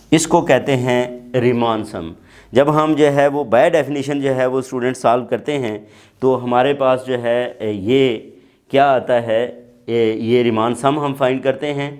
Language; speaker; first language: Urdu; non-native, local second language; Punjabi